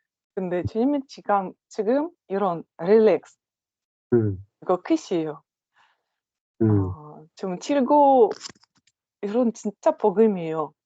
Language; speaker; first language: Korean; non-native, learner; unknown